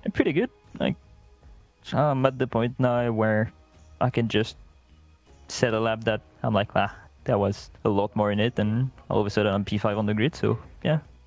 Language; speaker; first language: English; non-native, fluent; French